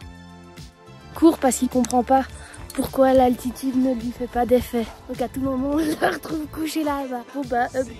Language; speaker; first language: French; native; French